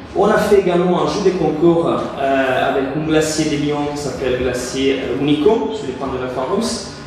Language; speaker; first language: French; non-native, fluent; Italian